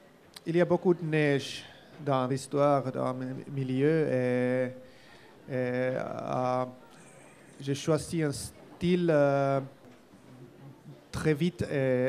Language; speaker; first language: French; non-native, learner; Finnish